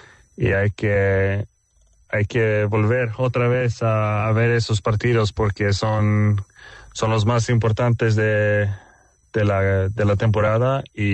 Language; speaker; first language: Spanish; non-native, fluent; Swedish